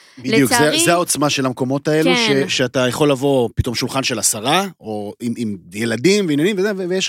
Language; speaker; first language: Hebrew; native; Hebrew